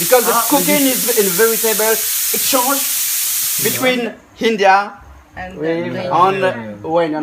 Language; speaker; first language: English; non-native, learner; Réunion Creole French